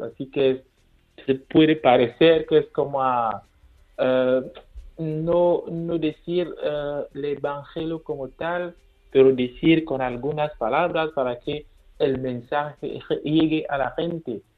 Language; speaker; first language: Spanish; non-native, fluent; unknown